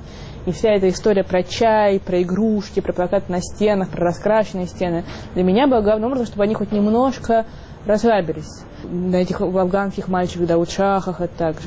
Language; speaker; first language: Russian; native; Russian